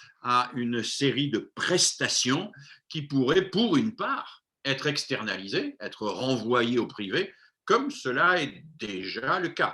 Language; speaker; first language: French; native; French